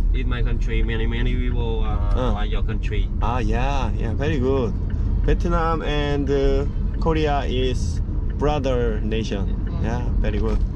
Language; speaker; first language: English; non-native, learner; Korean